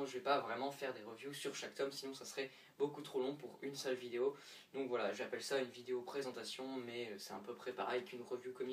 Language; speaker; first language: French; native; French